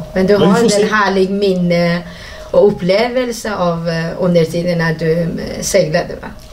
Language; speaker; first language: Swedish; non-native, fluent; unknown